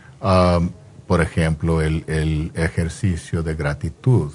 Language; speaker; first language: Spanish; non-native, fluent; English